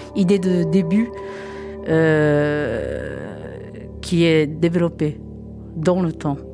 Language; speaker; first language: French; non-native, fluent; Japanese